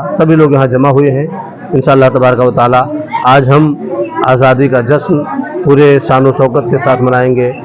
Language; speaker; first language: Hindi; non-native, local second language; Gujarati